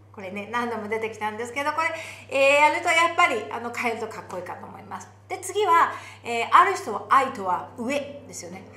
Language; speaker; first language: Japanese; native; Japanese